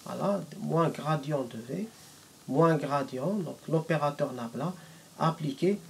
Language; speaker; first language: French; non-native, local second language; Arabic